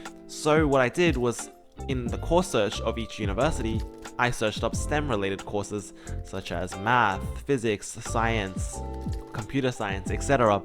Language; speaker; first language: English; early bilingual, other home language; Chinese